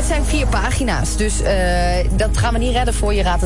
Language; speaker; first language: Dutch; native; Dutch